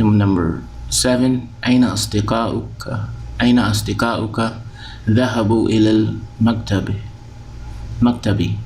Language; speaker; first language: Arabic; non-native, fluent; English